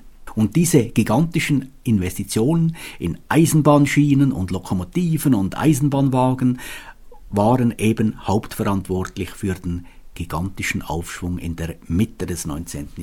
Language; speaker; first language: German; native; German